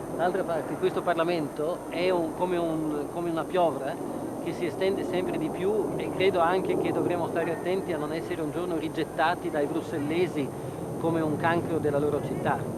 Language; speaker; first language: Italian; non-native, local second language; German